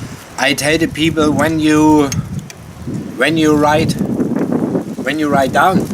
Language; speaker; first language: English; non-native, learner; German